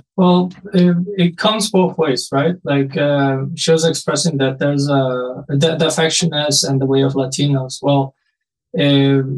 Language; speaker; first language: English; non-native, fluent; Spanish